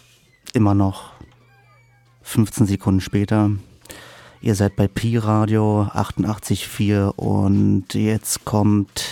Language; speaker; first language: German; native; German